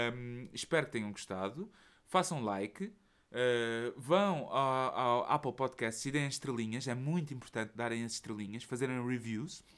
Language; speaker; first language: Portuguese; native; Portuguese